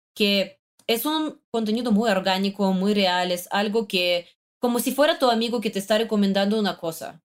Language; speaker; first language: Spanish; non-native, fluent; Russian